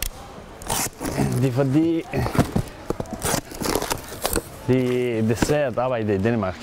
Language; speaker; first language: Danish; non-native, learner; Arabic